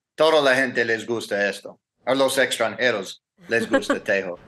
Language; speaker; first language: Spanish; non-native, learner; English